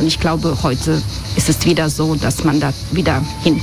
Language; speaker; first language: German; non-native, fluent; Croatian